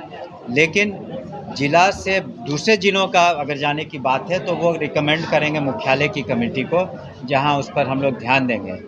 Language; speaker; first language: Hindi; native; Hindi